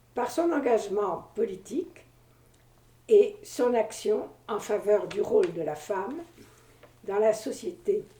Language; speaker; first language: French; native; French